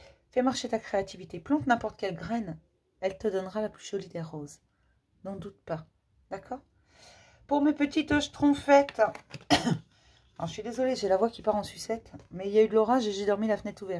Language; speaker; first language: French; native; French